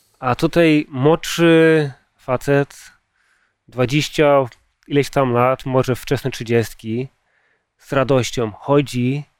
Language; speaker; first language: Polish; early bilingual, heritage; Polish